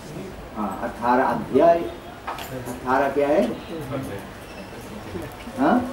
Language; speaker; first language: Hindi; non-native, learner; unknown